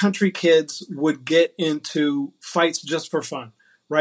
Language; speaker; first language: English; native; English